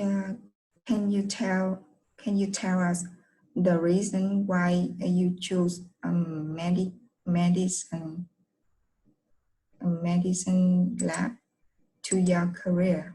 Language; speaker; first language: English; non-native, learner; Vietnamese